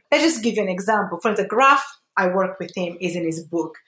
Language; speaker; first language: English; early bilingual, other home language; Portuguese